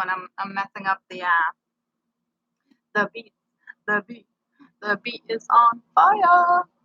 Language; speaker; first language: English; native; English